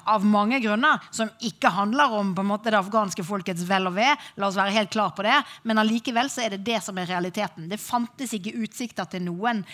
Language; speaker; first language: Norwegian; native; Norwegian